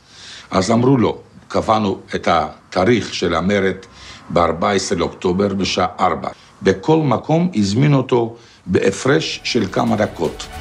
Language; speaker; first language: Hebrew; non-native, fluent; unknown